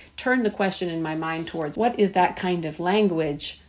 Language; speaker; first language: English; early bilingual, heritage; Persian